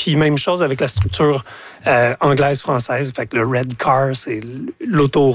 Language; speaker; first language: French; native; French